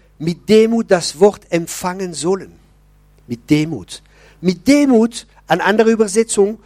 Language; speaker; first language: German; non-native, local second language; French